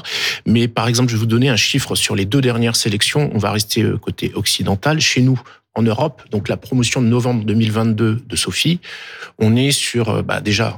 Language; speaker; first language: French; native; French